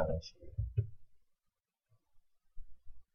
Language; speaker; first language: Arabic; native; Arabic